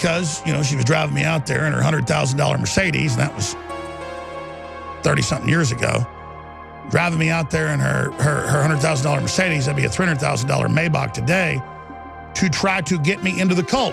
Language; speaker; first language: English; native; English